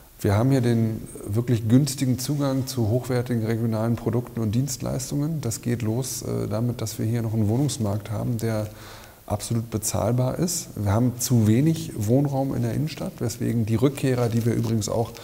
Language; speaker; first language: German; native; German